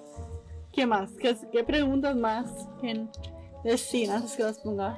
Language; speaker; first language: Spanish; early bilingual, heritage; Spanish